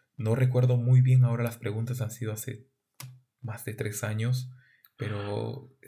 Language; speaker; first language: Spanish; native; Spanish